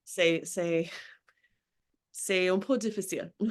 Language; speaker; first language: French; non-native, learner; English